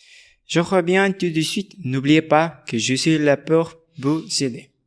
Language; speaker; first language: French; non-native, learner; Spanish